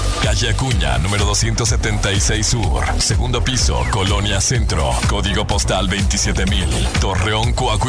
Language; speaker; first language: Spanish; native; Spanish